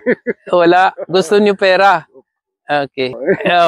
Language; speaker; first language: Filipino; non-native, learner; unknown